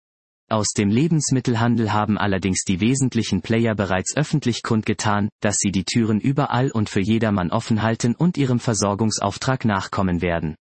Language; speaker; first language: German; native; German